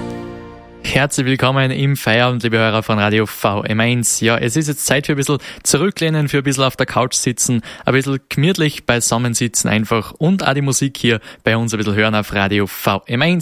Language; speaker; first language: German; native; German